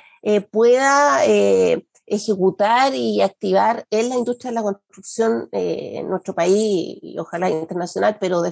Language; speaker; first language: Spanish; native; Spanish